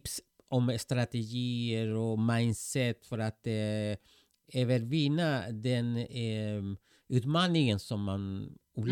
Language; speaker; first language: Swedish; non-native, fluent; Spanish